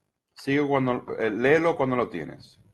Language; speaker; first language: Spanish; early bilingual, heritage; Spanish